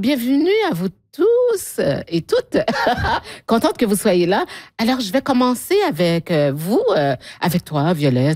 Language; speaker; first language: French; native; French